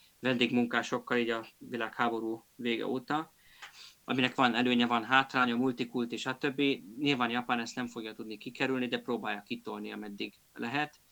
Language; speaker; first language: Hungarian; native; Hungarian